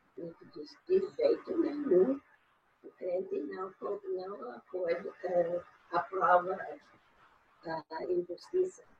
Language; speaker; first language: Portuguese; non-native, fluent; English